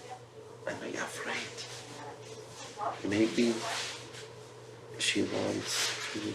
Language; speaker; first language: English; non-native, learner; Persian